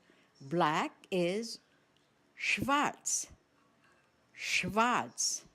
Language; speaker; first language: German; non-native, fluent; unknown